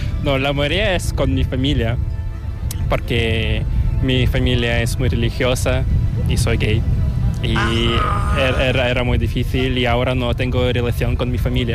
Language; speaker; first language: Spanish; non-native, learner; Korean